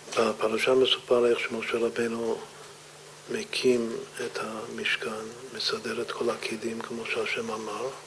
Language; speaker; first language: Hebrew; non-native, fluent; English